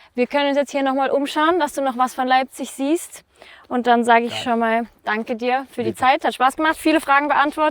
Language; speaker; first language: German; native; German